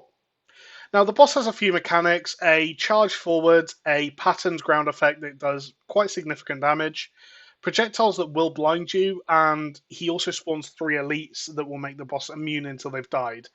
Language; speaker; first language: English; native; English